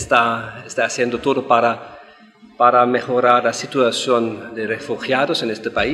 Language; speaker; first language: Spanish; non-native, fluent; German